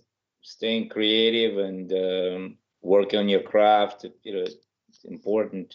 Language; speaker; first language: English; non-native, fluent; Ukrainian